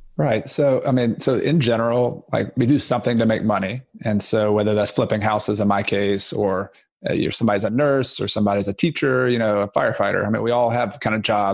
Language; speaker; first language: English; native; English